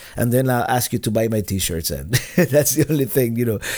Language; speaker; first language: English; non-native, fluent; Spanish